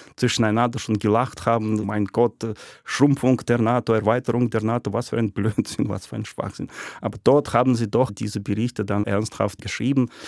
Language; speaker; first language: German; non-native, fluent; Russian